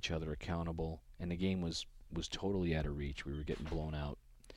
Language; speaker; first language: English; native; English